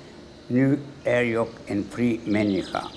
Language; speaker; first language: Swedish; non-native, fluent; Polish